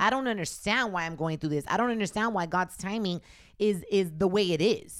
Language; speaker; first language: English; early bilingual, other home language; Spanish